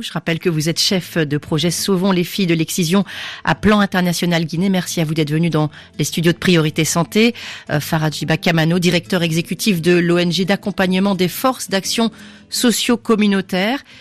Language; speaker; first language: French; native; French